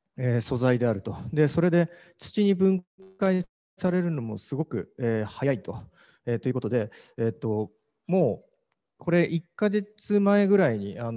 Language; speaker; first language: Japanese; native; Japanese